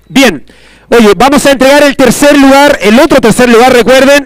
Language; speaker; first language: Spanish; native; Spanish